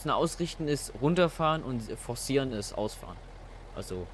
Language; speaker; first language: German; native; German